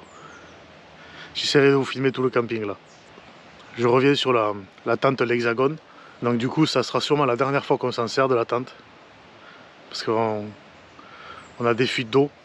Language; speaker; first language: French; native; French